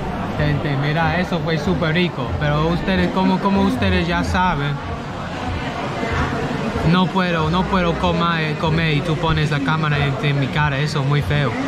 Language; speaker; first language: Spanish; non-native, fluent; English